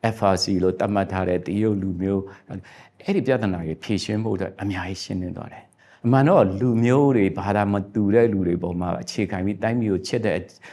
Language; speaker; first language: Burmese; non-native, local second language; Shan